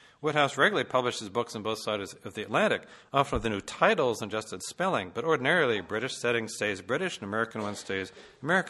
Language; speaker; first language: English; native; English